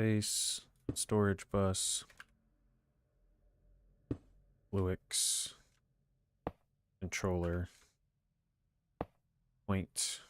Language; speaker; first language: English; native; English